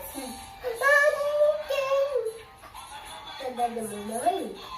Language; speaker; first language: Portuguese; early bilingual, other home language; Haitian Creole